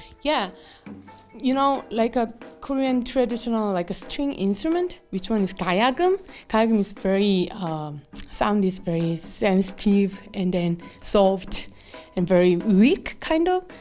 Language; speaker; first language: English; non-native, learner; Korean